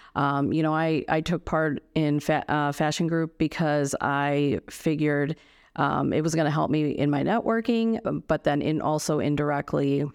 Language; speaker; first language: English; native; English